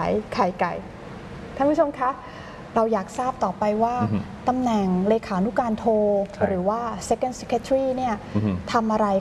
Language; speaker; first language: Thai; native; Thai